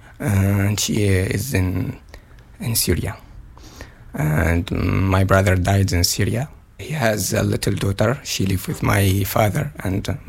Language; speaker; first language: English; non-native, learner; Arabic